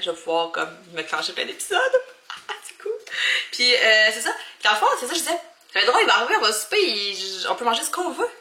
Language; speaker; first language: French; native; French